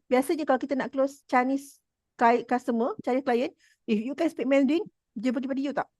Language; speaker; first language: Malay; native; Malay